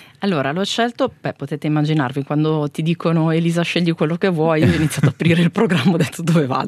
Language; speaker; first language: Italian; native; Italian